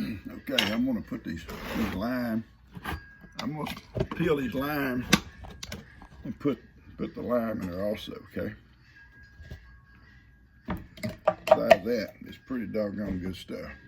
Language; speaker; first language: English; native; English